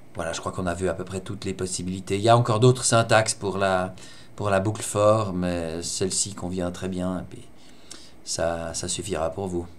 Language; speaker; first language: French; native; French